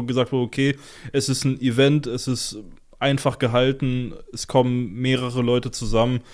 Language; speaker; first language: German; native; German